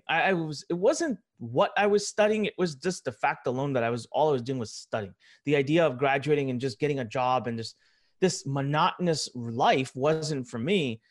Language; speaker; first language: English; early bilingual, other home language; Hindi